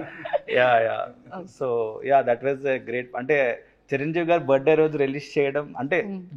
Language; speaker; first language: Telugu; native; Telugu